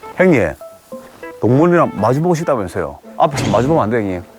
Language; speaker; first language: Korean; native; Korean